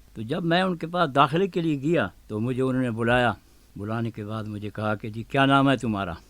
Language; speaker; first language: Urdu; non-native, local second language; Saraiki